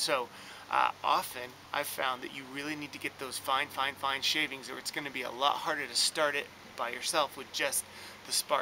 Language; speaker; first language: English; native; English